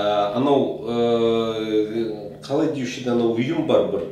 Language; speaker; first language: Kazakh; non-native, local second language; Russian